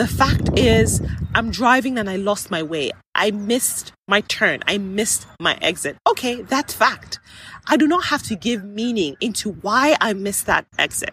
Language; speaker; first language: English; non-native, local second language; Yoruba